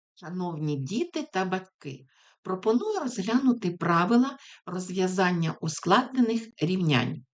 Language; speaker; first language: Ukrainian; native; Ukrainian